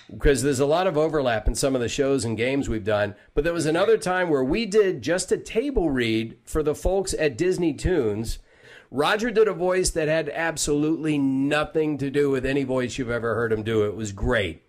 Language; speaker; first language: English; native; English